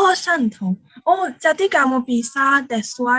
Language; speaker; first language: Indonesian; non-native, learner; Chinese